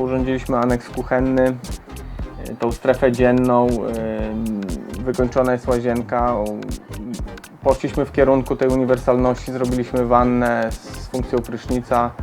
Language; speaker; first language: Polish; native; Polish